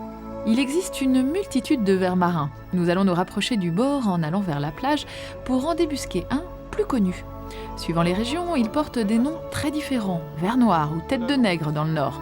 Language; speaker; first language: French; native; French